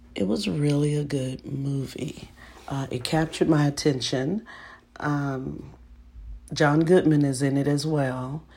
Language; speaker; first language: English; native; English